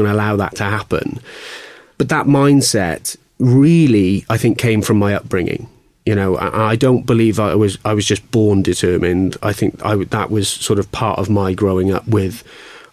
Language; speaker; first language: English; native; English